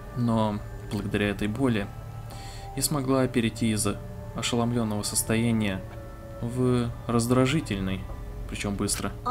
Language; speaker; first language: Russian; non-native, fluent; Romanian